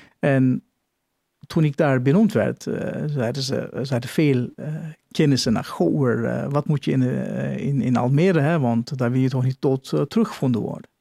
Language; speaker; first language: Dutch; non-native, fluent; Turkish